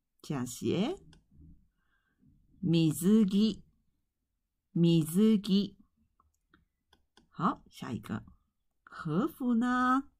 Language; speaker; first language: Chinese; non-native, fluent; Japanese